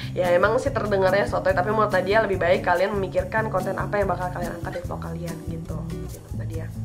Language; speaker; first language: Indonesian; non-native, local second language; Minangkabau